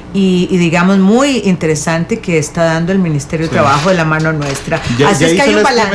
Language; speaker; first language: Spanish; native; Spanish